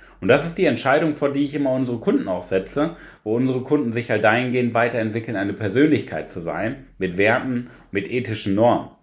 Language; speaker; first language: German; native; German